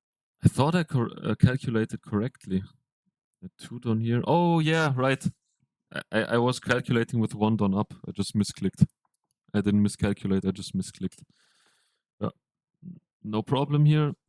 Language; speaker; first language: English; non-native, fluent; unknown